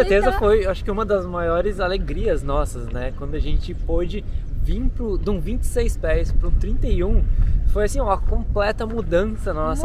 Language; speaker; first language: Portuguese; native; Portuguese